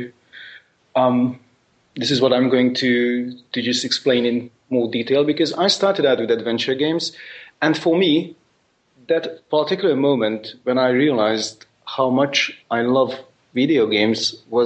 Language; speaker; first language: English; non-native, fluent; Hungarian